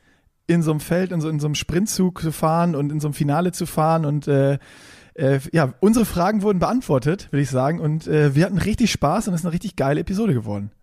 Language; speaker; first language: German; native; German